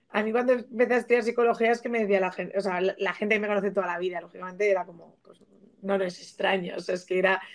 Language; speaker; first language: Spanish; native; Spanish